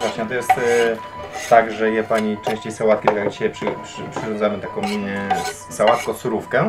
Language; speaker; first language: Polish; native; Polish